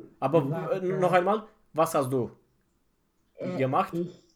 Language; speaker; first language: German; non-native, fluent; Romanian